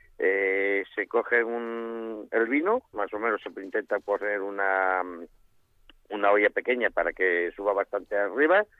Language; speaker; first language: Spanish; native; Spanish